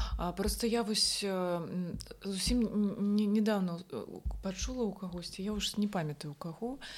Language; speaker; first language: Belarusian; non-native, local second language; Russian